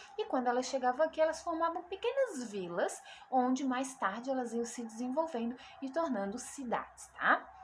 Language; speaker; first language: Portuguese; native; Portuguese